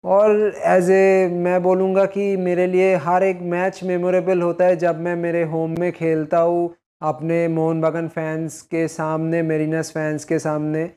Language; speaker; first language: Hindi; non-native, local second language; Bangla